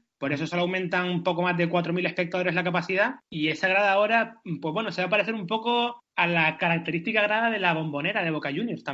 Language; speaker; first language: Spanish; native; Spanish